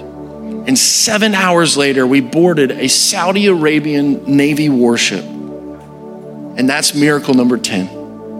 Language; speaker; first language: English; native; English